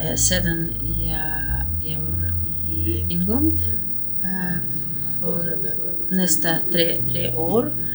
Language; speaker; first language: Swedish; non-native, learner; Russian